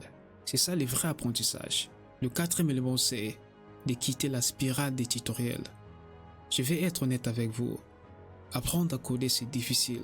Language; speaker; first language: French; native; French